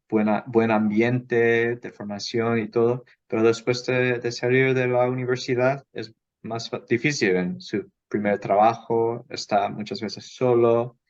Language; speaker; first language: Spanish; non-native, fluent; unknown